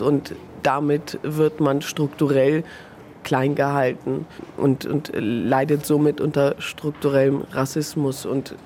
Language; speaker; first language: German; early bilingual, other home language; Persian